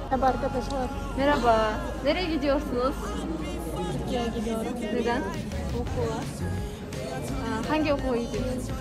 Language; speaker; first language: Turkish; non-native, learner; Kazakh